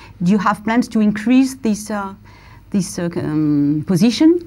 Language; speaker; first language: English; non-native, fluent; French